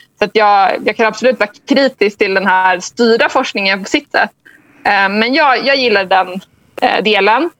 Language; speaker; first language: Swedish; native; Swedish